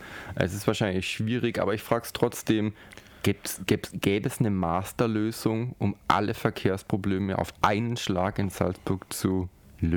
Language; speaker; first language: German; native; German